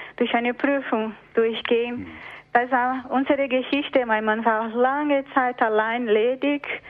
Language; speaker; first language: German; non-native, fluent; Portuguese